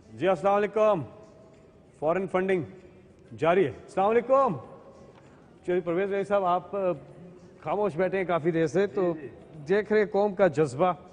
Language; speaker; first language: Urdu; native; Urdu